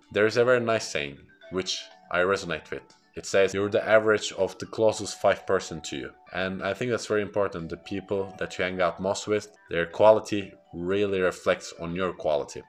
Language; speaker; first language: English; non-native, fluent; Turkish